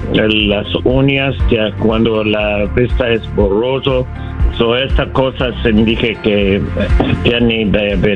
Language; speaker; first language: Spanish; non-native, learner; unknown